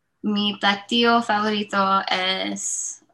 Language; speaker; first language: Spanish; non-native, learner; English